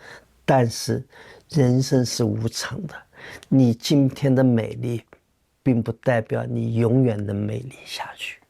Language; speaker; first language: Chinese; native; Chinese